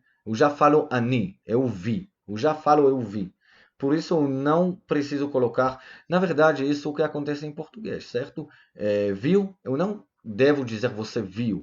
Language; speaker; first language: Portuguese; non-native, fluent; Hebrew